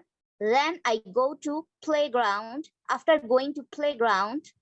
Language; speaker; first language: English; non-native, learner; Bangla